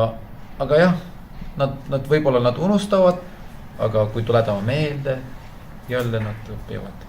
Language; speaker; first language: Estonian; non-native, fluent; Turkish